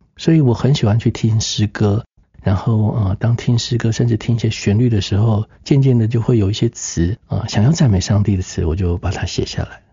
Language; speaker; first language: Chinese; native; Chinese